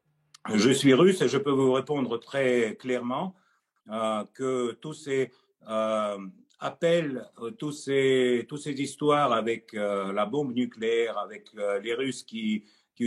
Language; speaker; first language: French; non-native, fluent; Russian